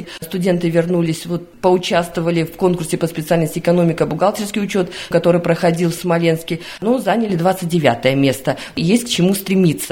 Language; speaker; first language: Russian; native; Russian